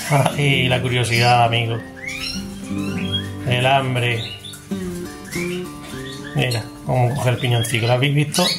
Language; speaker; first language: Spanish; native; Spanish